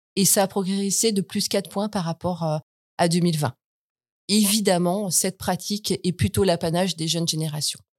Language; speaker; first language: French; native; French